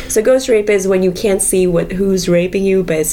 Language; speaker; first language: English; non-native, local second language; Urdu